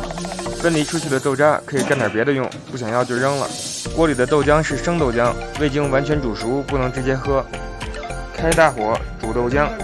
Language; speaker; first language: Chinese; native; Chinese